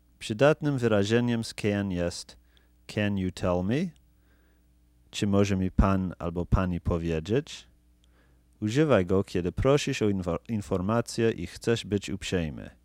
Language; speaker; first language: Polish; non-native, fluent; English